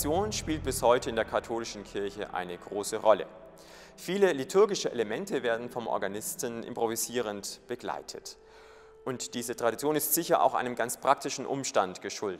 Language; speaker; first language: German; native; German